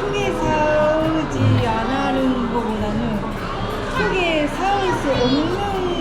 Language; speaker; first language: Korean; non-native, fluent; Japanese